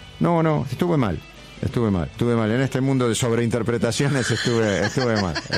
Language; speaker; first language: Spanish; native; Spanish